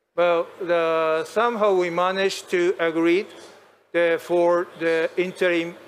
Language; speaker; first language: English; non-native, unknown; Japanese